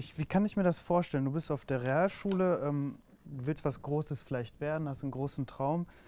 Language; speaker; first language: German; early bilingual, other home language; Turkish